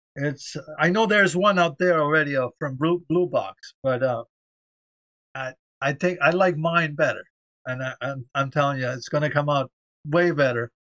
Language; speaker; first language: English; early bilingual, other home language; Spanish